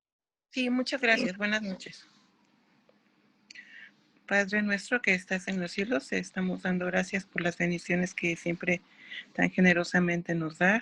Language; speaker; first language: Spanish; native; Spanish